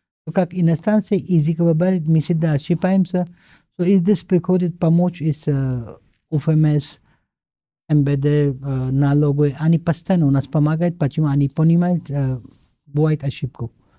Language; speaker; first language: Russian; non-native, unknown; Hindi